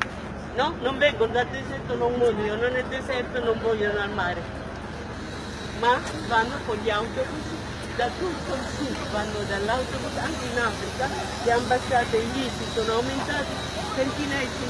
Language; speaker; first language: Italian; non-native, fluent; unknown